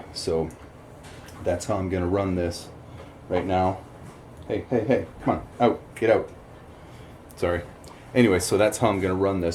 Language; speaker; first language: English; native; English